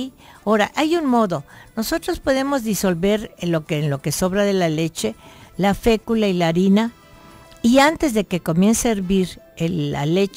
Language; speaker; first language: Spanish; native; Spanish